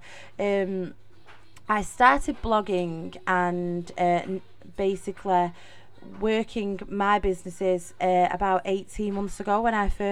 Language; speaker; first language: English; native; English